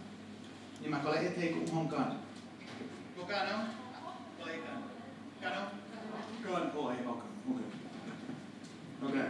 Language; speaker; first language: Vietnamese; non-native, fluent; English